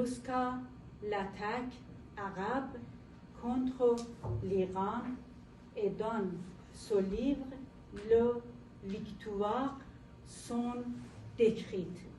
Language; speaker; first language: French; non-native, learner; Persian